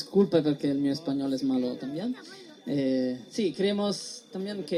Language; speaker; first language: Spanish; non-native, learner; Italian